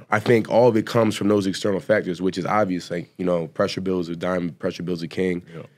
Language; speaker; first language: English; native; English